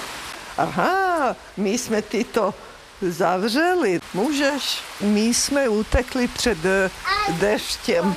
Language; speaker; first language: Czech; non-native, fluent; Serbian